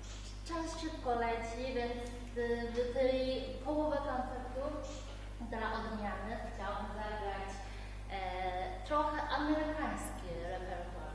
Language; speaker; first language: Polish; non-native, learner; Chinese